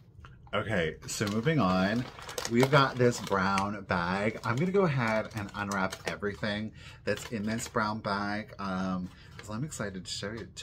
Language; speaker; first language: English; native; English